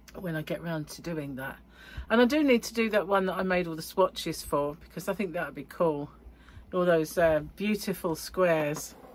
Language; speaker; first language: English; native; English